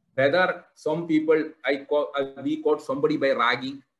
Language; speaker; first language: English; non-native, local second language; Malayalam